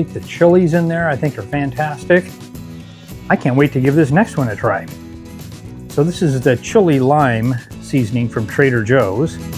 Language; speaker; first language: English; native; English